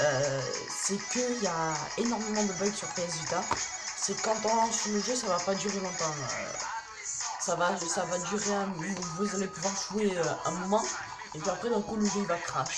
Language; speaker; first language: French; native; French